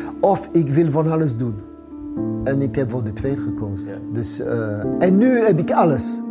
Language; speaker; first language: Dutch; non-native, fluent; French